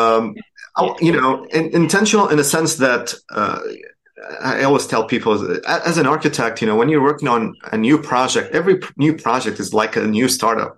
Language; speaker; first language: English; non-native, fluent; Arabic